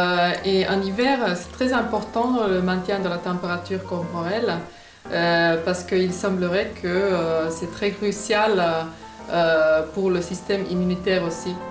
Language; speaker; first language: French; non-native, fluent; Finnish